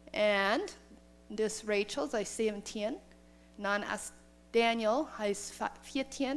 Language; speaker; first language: German; non-native, learner; Plautdietsch